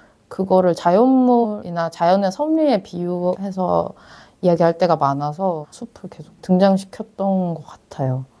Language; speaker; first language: Korean; native; Korean